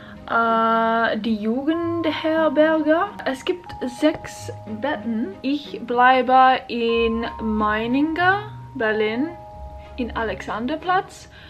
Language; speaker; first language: German; non-native, learner; English